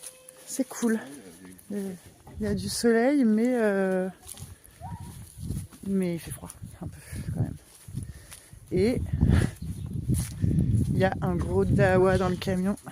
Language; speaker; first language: French; native; French